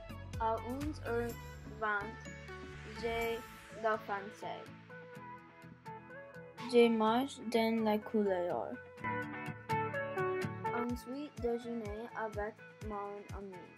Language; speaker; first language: French; non-native, learner; English